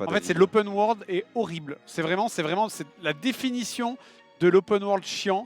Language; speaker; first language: French; native; French